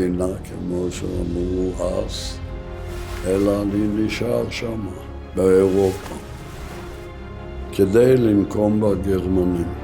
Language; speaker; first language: Hebrew; non-native, fluent; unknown